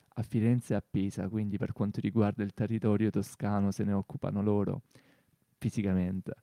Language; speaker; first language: Italian; native; Italian